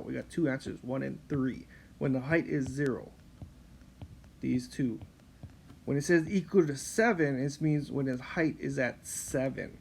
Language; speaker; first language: English; native; English